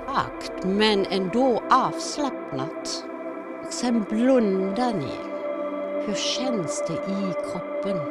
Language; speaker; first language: Swedish; non-native, fluent; German